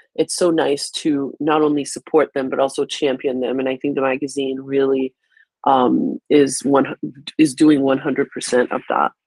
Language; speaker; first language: English; early bilingual, other home language; Haitian Creole